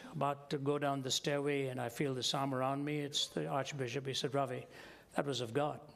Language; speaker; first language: English; non-native, local second language; Hindi